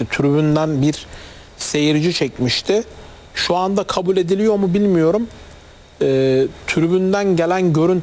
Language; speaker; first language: Turkish; native; Turkish